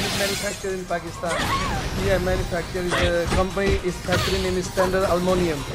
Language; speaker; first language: English; non-native, learner; Chinese